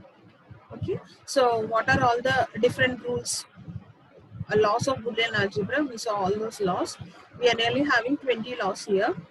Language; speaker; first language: English; non-native, local second language; Telugu